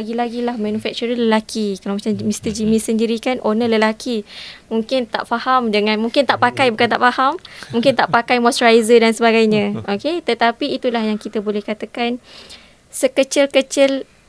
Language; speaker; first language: Malay; native; Malay